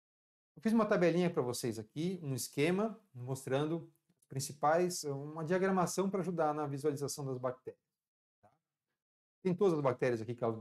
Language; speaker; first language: Portuguese; native; Portuguese